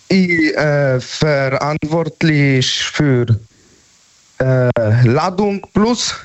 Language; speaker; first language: German; non-native, learner; Polish